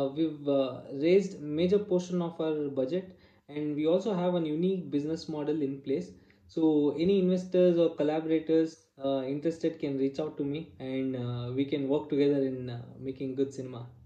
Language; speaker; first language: English; non-native, local second language; Kannada